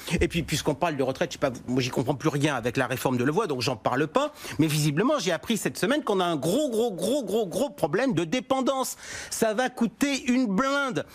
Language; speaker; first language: French; native; French